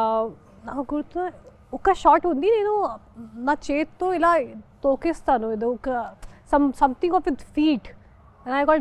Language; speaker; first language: Telugu; non-native, local second language; Hindi